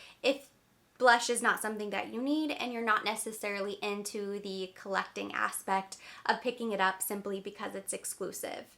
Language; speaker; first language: English; native; English